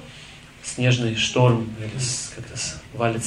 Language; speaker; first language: Russian; native; Russian